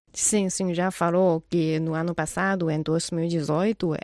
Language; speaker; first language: Portuguese; non-native, fluent; Chinese